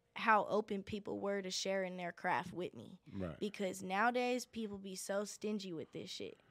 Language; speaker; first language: English; native; English